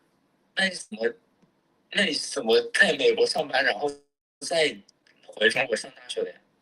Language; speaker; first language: Chinese; native; Chinese